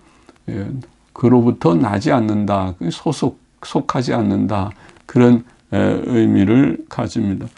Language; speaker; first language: Korean; native; Korean